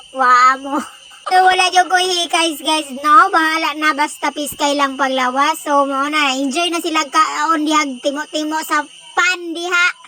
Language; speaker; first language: Cebuano; native; Cebuano